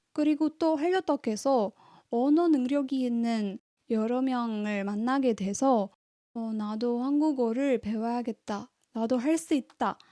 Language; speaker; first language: Korean; non-native, fluent; Tamil